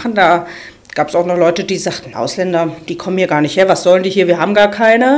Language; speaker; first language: German; native; German